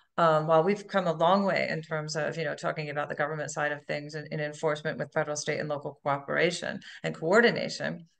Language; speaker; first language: English; native; English